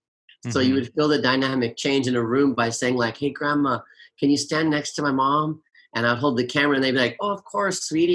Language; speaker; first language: English; native; English